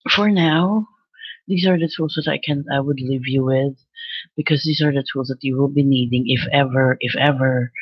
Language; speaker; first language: English; non-native, local second language; Filipino